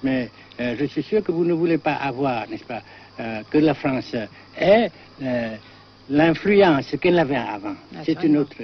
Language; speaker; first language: French; non-native, local second language; Vietnamese